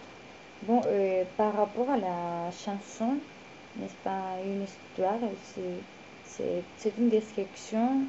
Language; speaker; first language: French; non-native, learner; Spanish